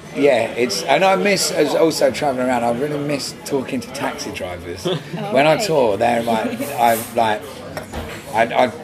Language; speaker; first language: English; native; English